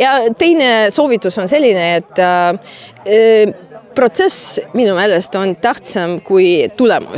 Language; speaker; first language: Estonian; non-native, fluent; Russian